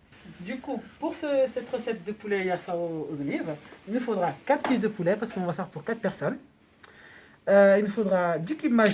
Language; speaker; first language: French; native; French